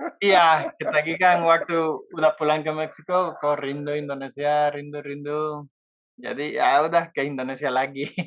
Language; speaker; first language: Indonesian; non-native, fluent; Spanish